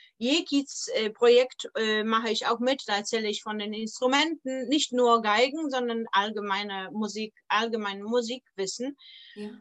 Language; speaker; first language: German; non-native, fluent; Polish